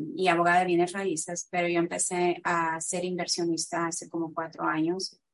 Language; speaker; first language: Spanish; early bilingual, heritage; Spanish